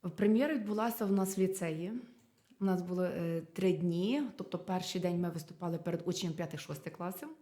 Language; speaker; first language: Ukrainian; native; Ukrainian